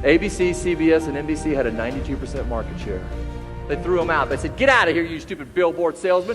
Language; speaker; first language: English; native; English